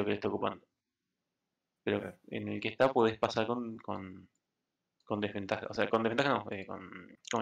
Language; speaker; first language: Spanish; native; Spanish